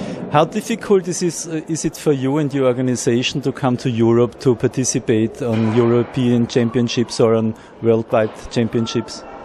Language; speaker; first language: English; non-native, fluent; German